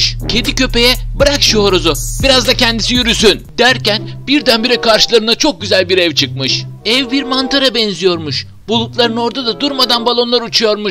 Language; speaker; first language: Turkish; native; Turkish